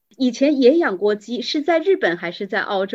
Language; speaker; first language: Chinese; native; Chinese